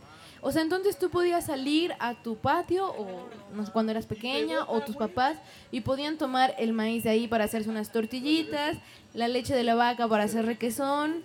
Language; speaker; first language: Spanish; native; Spanish